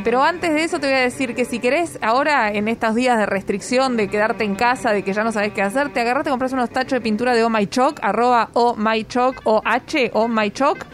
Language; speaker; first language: Spanish; native; Spanish